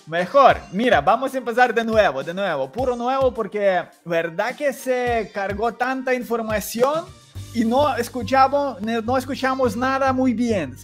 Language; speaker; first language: Spanish; non-native, learner; Ukrainian